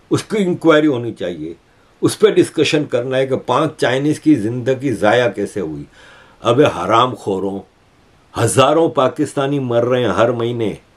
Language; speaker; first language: Urdu; native; Urdu